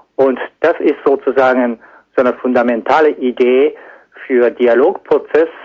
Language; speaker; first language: German; non-native, fluent; Japanese